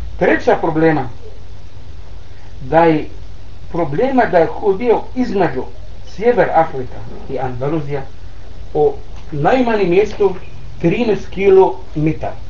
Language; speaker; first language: Bosnian; non-native, learner; Arabic